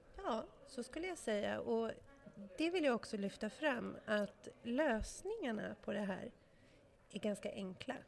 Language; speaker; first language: Swedish; native; Swedish